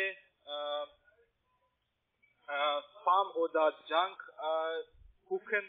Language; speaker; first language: German; non-native, learner; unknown